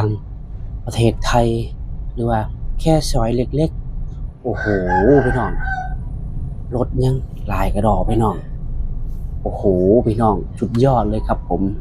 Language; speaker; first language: Thai; non-native, local second language; Lao